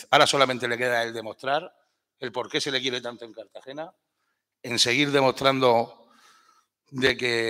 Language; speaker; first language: Spanish; native; Spanish